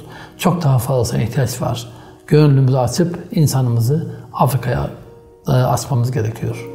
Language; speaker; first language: Turkish; native; Turkish